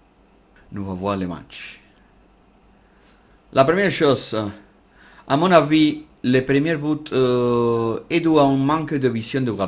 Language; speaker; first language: French; non-native, learner; Spanish